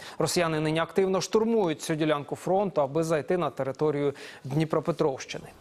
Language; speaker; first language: Ukrainian; native; Ukrainian